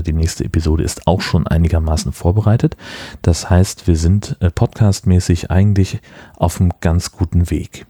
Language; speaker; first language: German; native; German